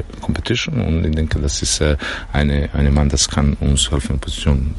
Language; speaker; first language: German; non-native, learner; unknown